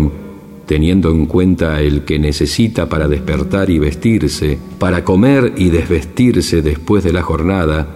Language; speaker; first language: Spanish; native; Spanish